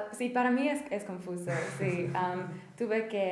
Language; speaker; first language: Spanish; non-native, fluent; English